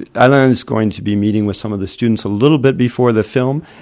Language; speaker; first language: English; native; English